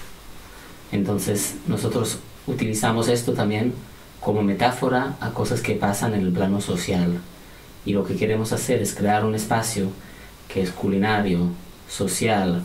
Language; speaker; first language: Spanish; non-native, fluent; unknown